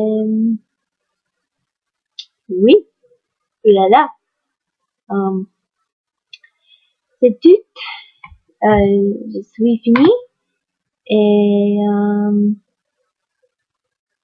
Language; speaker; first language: French; non-native, learner; English